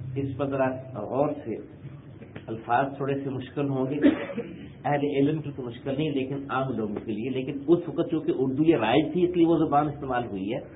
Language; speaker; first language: Urdu; non-native, local second language; Pashto